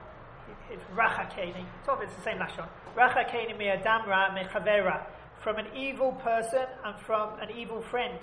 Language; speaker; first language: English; native; English